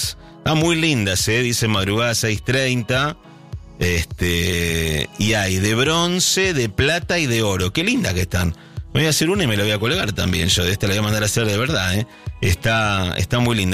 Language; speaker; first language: Spanish; native; Spanish